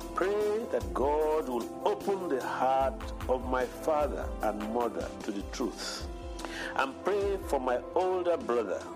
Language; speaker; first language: English; non-native, fluent; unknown